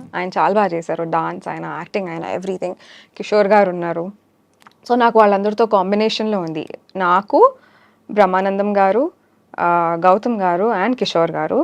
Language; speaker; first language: Telugu; native; Telugu